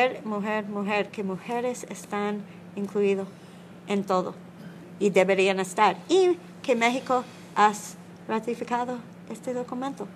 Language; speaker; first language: Spanish; non-native, learner; English